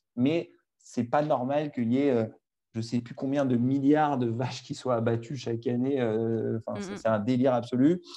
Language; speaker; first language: French; native; French